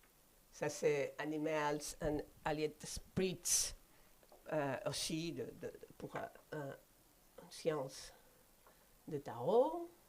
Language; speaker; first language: French; non-native, fluent; Spanish